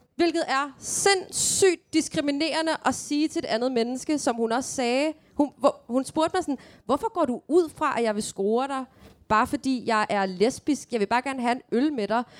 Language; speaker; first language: Danish; early bilingual, other home language; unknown